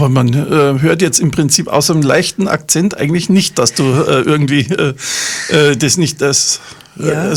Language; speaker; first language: German; native; German